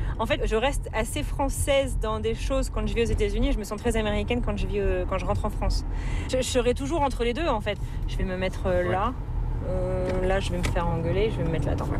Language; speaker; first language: French; native; French